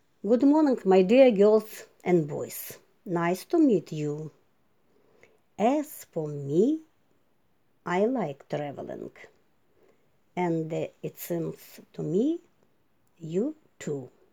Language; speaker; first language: English; non-native, fluent; Ukrainian